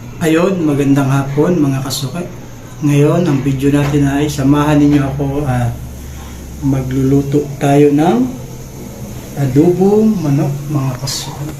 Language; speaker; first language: Filipino; non-native, local second language; Bikol